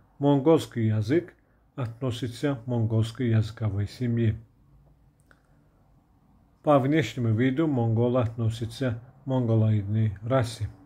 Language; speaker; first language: Russian; non-native, fluent; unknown